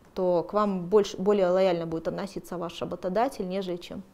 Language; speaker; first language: Russian; native; Russian